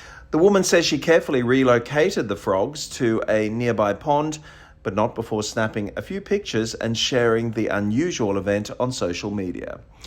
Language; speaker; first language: English; native; English